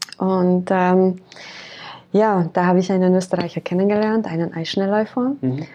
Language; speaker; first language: German; non-native, fluent; Hungarian